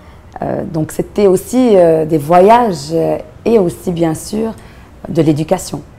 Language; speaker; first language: French; non-native, local second language; Arabic